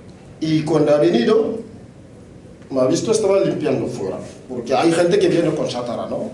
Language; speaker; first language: Spanish; non-native, local second language; French